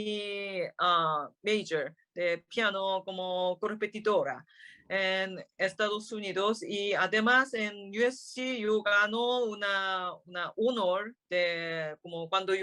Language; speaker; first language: Spanish; non-native, learner; Korean